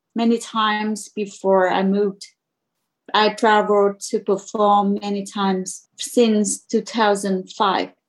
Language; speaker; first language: English; non-native, learner; Vietnamese